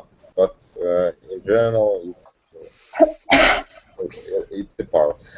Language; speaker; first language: English; non-native, learner; Russian